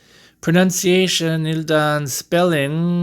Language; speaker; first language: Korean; non-native, learner; English